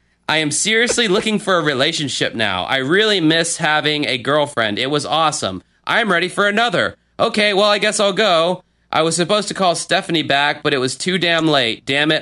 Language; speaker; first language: English; native; English